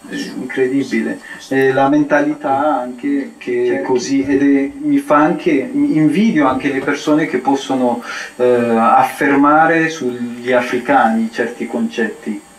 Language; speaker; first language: Italian; non-native, fluent; Amharic